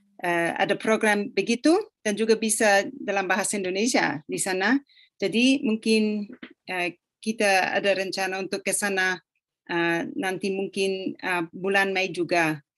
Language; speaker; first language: Indonesian; non-native, fluent; English